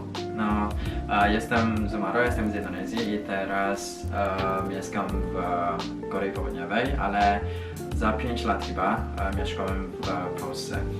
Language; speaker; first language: Polish; non-native, learner; Indonesian